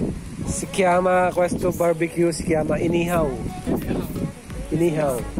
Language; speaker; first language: Italian; non-native, learner; Filipino